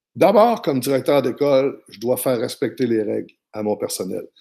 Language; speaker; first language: French; native; French